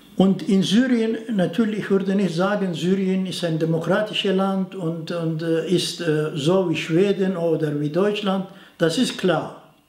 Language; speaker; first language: German; non-native, fluent; Turoyo